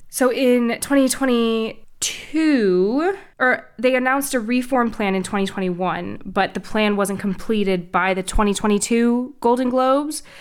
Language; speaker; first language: English; native; English